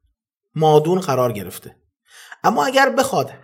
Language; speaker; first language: Persian; native; Persian